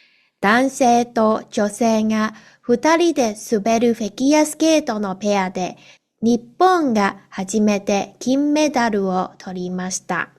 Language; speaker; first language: Japanese; non-native, fluent; Cantonese